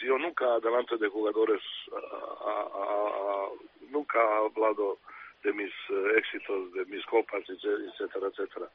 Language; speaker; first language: Spanish; non-native, fluent; Serbian